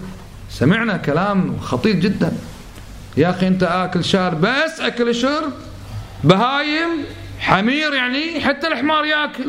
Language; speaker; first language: Arabic; native; Arabic